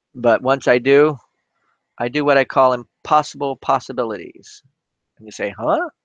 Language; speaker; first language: English; native; English